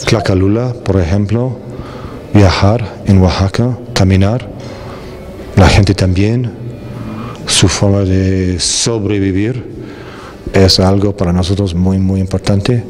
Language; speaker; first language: Spanish; non-native, fluent; English